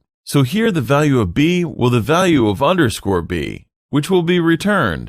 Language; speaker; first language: English; non-native, fluent; French